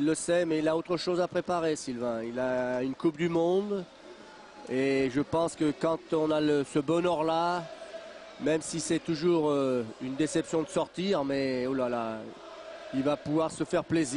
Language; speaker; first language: French; native; French